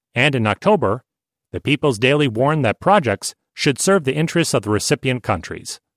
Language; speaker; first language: English; non-native, fluent; Hungarian